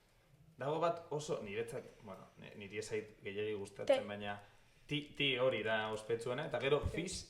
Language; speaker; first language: Basque; non-native, local second language; Spanish